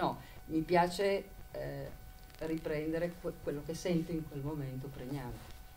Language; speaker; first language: Italian; native; Italian